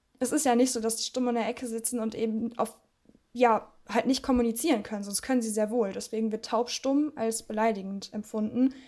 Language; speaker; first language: German; early bilingual, other home language; Russian